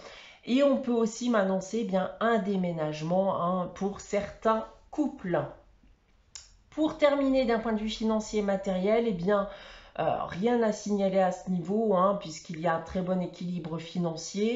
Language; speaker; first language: French; native; French